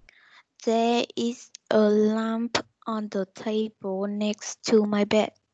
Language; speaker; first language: English; non-native, learner; Vietnamese